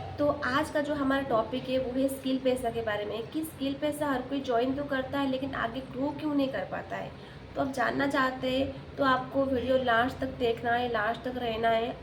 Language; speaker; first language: Hindi; non-native, local second language; Odia